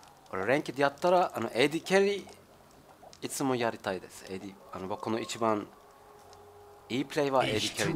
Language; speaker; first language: Japanese; non-native, learner; German